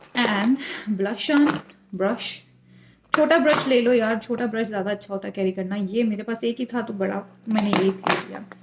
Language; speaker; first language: Urdu; native; Urdu